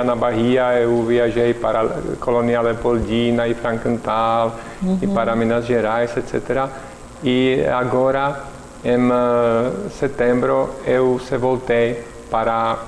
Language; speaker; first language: Portuguese; non-native, learner; Czech